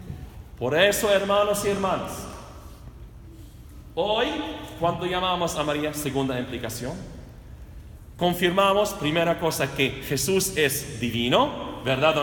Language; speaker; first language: Spanish; non-native, fluent; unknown